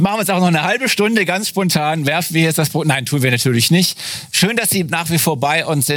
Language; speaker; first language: German; native; German